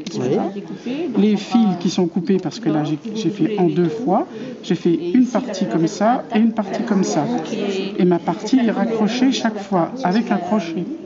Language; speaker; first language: French; native; French